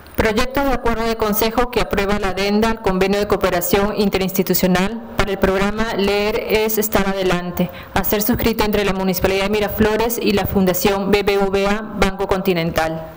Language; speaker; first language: Spanish; native; Spanish